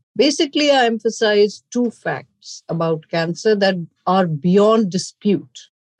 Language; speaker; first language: English; non-native, local second language; Urdu